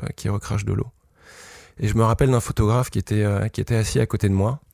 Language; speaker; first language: French; native; French